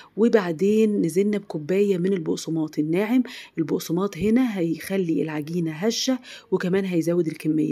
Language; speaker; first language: Arabic; native; Arabic